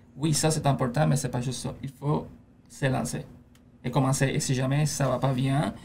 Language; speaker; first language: French; non-native, fluent; Spanish